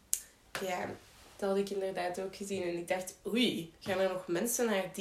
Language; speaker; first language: Dutch; native; Dutch